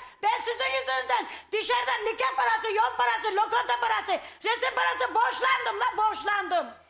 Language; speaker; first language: Turkish; native; Turkish